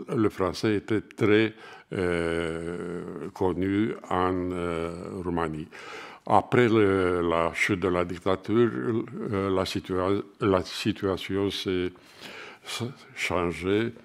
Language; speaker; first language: French; non-native, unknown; Romanian